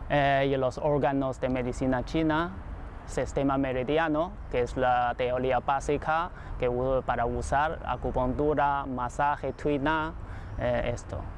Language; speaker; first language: Spanish; non-native, fluent; Chinese